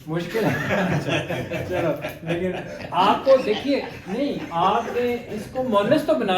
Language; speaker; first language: Urdu; native; Urdu